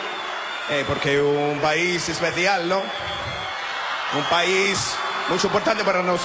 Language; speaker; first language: Spanish; non-native, learner; English